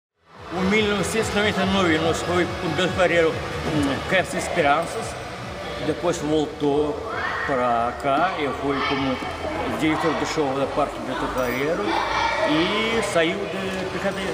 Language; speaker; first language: Portuguese; non-native, learner; Russian